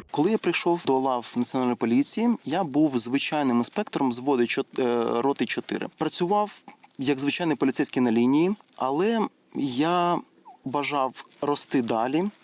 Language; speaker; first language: Ukrainian; native; Ukrainian